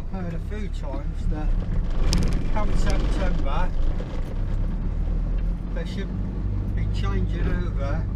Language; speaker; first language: English; native; English